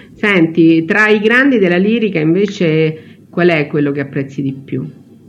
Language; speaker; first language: Italian; native; Italian